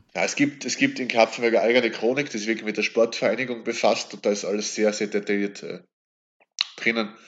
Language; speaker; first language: German; native; German